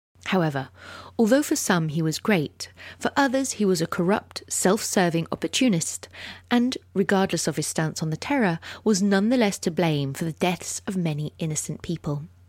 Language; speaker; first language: English; native; English